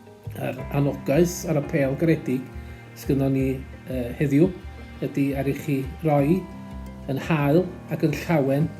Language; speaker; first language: Welsh; native; Welsh